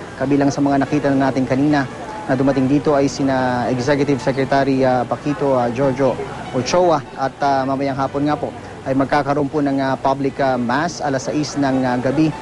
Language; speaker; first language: Filipino; native; Filipino